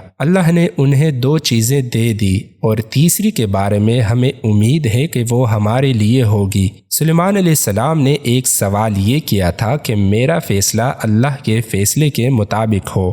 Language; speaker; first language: Urdu; native; Urdu